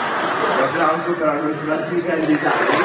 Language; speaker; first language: Spanish; native; Spanish